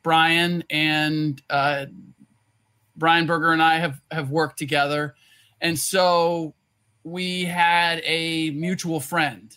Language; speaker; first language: English; native; English